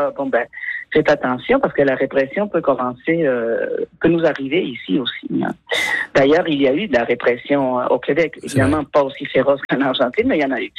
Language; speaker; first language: French; non-native, fluent; Spanish